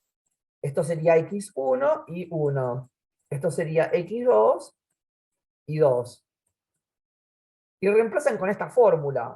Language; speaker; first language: Spanish; native; Spanish